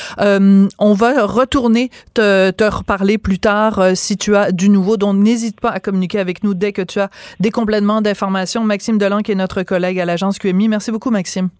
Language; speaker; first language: French; native; French